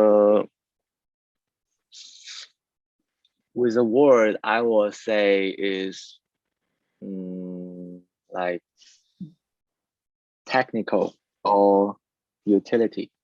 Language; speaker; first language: English; non-native, learner; Chinese